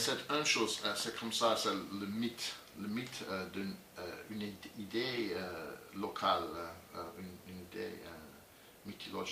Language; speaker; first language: French; non-native, learner; English